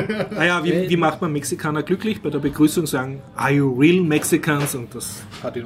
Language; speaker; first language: German; native; German